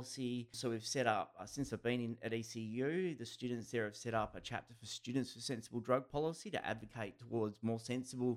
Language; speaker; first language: English; native; English